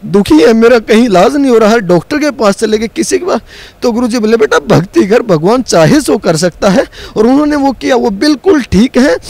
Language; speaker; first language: Hindi; native; Hindi